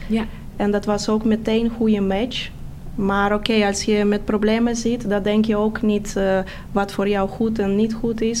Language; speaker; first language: Dutch; non-native, fluent; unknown